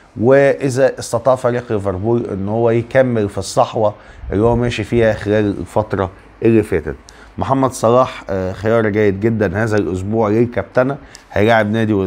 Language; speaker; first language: Arabic; native; Arabic